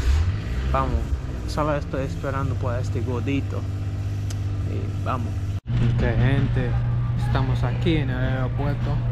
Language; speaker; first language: Spanish; non-native, learner; English